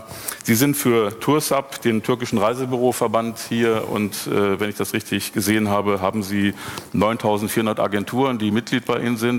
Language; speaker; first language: German; native; German